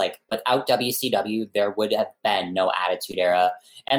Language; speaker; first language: English; native; English